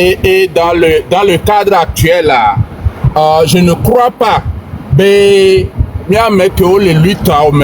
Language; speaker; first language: French; non-native, local second language; Ewe